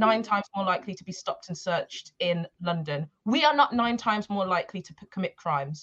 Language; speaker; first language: English; native; English